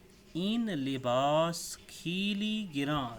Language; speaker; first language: Persian; non-native, fluent; Urdu